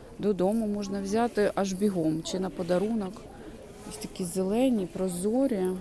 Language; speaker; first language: Ukrainian; non-native, local second language; Russian